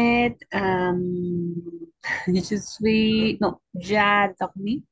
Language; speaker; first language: French; non-native, learner; Spanish